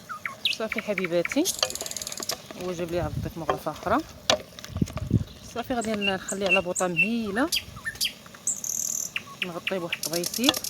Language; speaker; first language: Arabic; native; Arabic